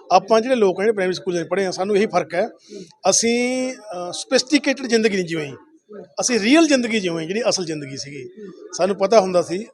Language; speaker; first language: Punjabi; native; Punjabi